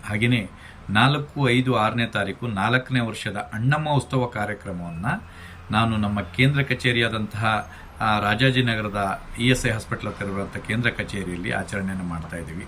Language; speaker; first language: Kannada; native; Kannada